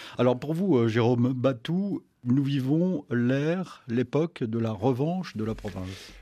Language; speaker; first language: French; native; French